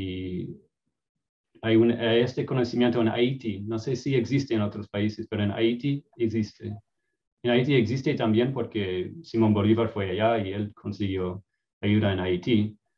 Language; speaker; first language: Spanish; non-native, fluent; English